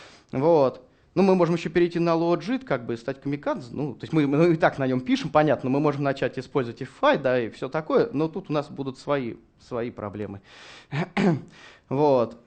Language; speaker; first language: Russian; native; Russian